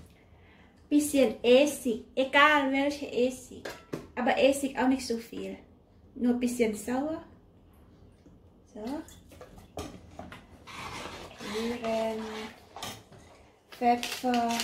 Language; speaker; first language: German; non-native, learner; Thai